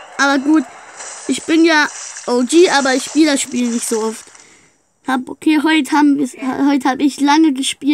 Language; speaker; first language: German; native; German